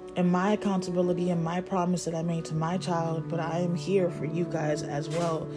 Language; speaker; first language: English; native; English